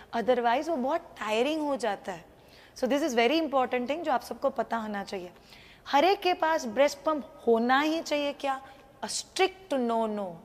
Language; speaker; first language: Hindi; non-native, local second language; Marathi